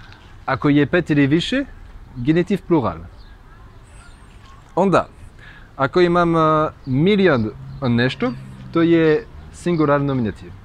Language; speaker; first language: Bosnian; non-native, learner; French